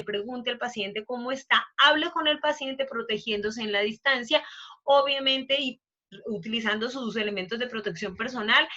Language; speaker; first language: Spanish; native; Spanish